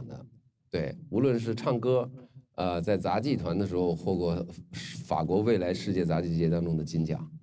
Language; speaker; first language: Chinese; native; Chinese